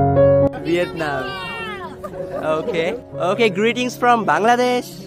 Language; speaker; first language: English; non-native, fluent; Bangla